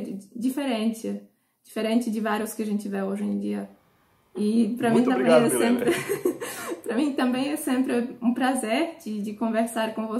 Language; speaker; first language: Portuguese; non-native, fluent; Polish